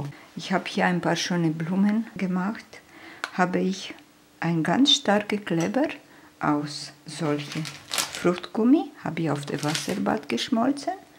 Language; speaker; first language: German; non-native, fluent; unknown